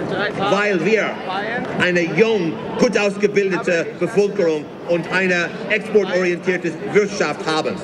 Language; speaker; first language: German; non-native, fluent; English